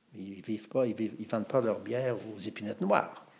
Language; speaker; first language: French; native; French